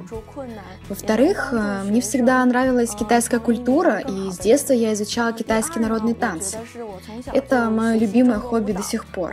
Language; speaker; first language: Russian; non-native, fluent; Chinese